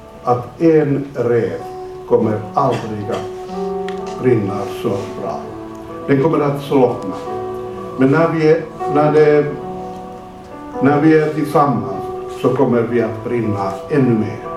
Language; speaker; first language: Swedish; non-native, fluent; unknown